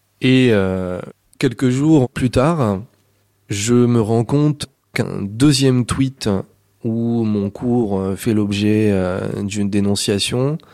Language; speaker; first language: French; native; French